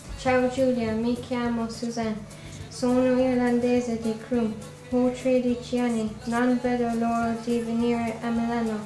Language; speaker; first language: Italian; non-native, learner; English